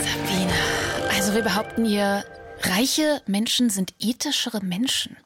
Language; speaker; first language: German; native; German